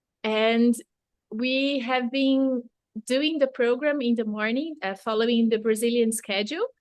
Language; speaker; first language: English; non-native, fluent; Portuguese